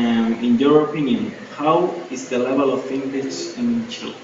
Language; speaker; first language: English; non-native, learner; Spanish